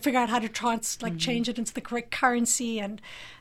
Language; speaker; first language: English; native; English